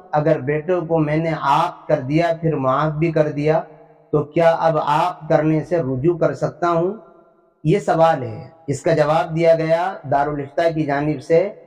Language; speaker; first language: Urdu; native; Urdu